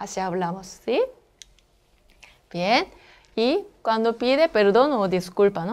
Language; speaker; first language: Spanish; non-native, learner; Korean